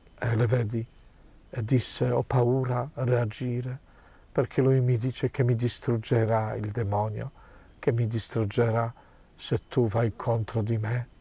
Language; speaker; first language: Italian; non-native, fluent; Polish